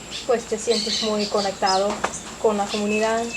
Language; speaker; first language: Spanish; non-native, learner; English